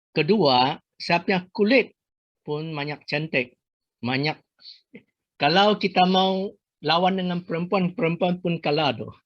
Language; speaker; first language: Malay; non-native, local second language; Chinese